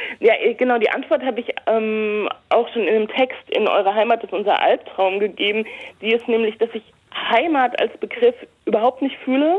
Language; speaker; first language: German; native; German